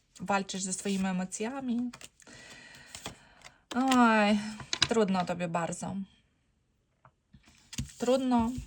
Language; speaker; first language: Polish; non-native, learner; Ukrainian